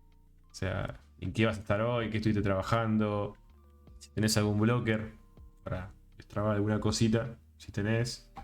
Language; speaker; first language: Spanish; native; Spanish